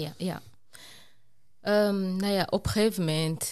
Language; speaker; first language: Dutch; non-native, fluent; Rundi